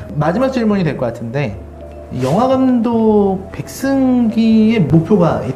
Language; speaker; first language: Korean; native; Korean